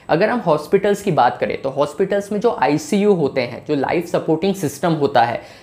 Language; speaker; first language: Hindi; native; Hindi